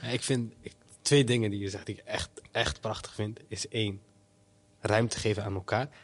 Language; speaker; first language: Dutch; early bilingual, other home language; Somali